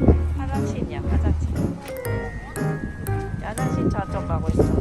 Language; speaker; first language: Korean; non-native, fluent; Thai